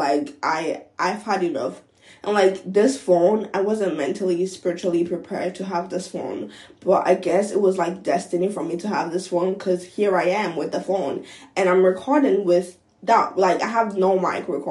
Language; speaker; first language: English; non-native, local second language; Akan